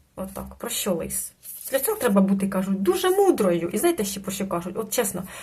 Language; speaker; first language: Ukrainian; non-native, local second language; Russian